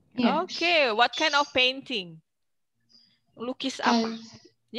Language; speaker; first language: English; non-native, fluent; Indonesian